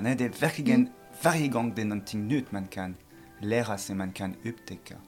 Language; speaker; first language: Swedish; non-native, fluent; French